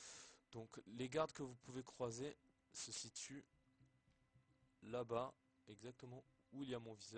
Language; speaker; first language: French; native; French